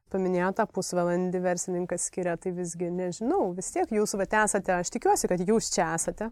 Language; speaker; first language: Lithuanian; native; Lithuanian